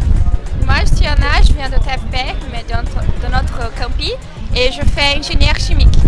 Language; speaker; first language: French; non-native, fluent; Portuguese